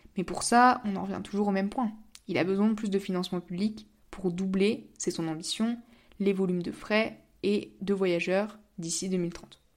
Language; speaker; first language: French; native; French